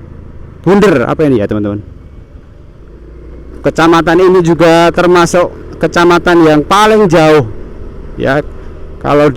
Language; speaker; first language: Indonesian; non-native, local second language; Javanese